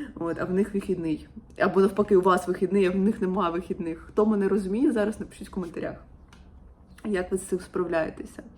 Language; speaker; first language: Ukrainian; non-native, local second language; Russian